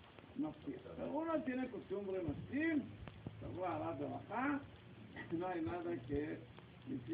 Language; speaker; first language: Spanish; non-native, learner; Hebrew